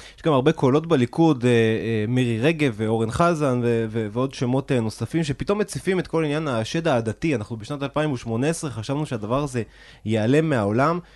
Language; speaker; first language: Hebrew; native; Hebrew